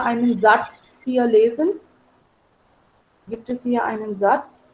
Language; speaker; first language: German; non-native, fluent; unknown